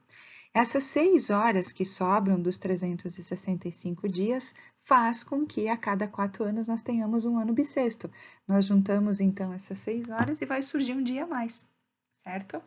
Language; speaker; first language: Portuguese; native; Portuguese